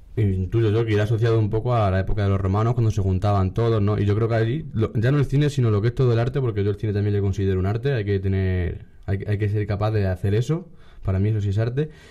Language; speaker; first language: Spanish; native; Spanish